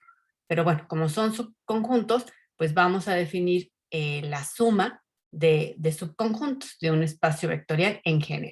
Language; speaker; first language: Spanish; native; Spanish